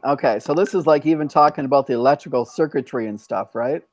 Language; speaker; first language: English; native; English